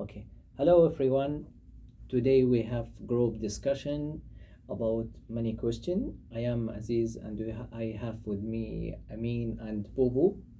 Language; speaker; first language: English; non-native, learner; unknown